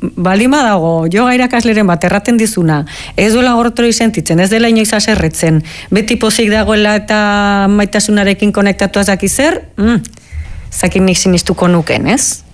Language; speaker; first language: Basque; non-native, local second language; Spanish